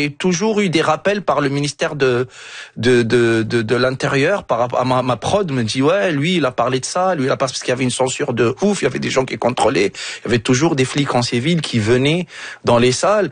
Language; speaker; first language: French; non-native, local second language; Arabic